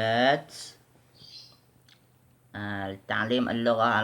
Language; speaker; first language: Arabic; non-native, learner; Indonesian